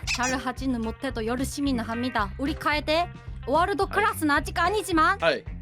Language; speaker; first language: Korean; non-native, learner; Japanese